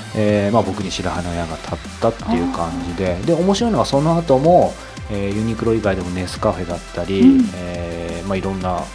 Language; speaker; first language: Japanese; native; Japanese